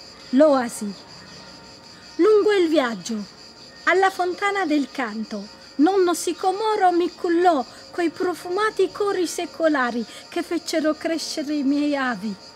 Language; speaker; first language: Italian; non-native, fluent; Tigrinya